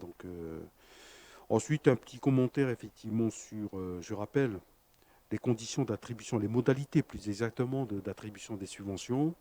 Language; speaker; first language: French; native; French